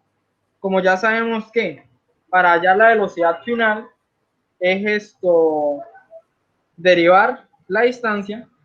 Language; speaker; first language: Spanish; native; Spanish